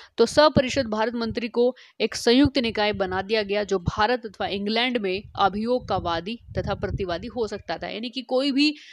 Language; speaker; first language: Hindi; native; Hindi